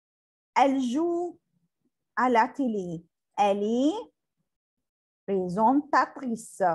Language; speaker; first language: French; non-native, learner; Arabic